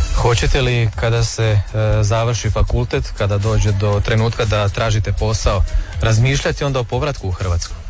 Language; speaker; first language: Croatian; native; Croatian